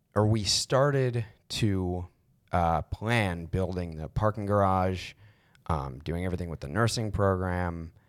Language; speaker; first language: English; native; English